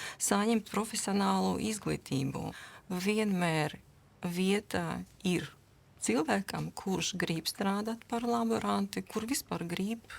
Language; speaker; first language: Latvian; non-native, local second language; Russian